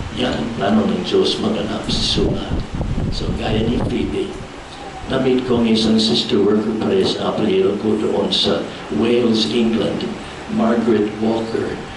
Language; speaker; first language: Filipino; non-native, fluent; English